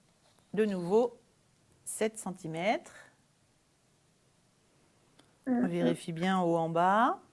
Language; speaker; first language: French; native; French